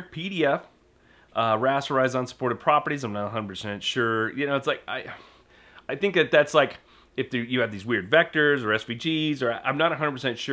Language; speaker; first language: English; native; English